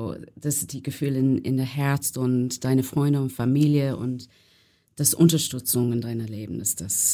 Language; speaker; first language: German; non-native, learner; English